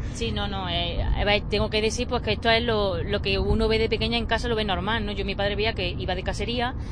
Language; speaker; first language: Spanish; native; Spanish